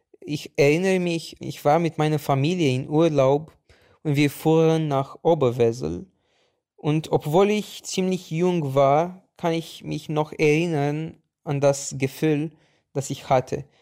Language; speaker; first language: German; non-native, fluent; Romanian